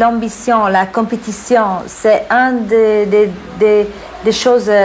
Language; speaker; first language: French; non-native, fluent; English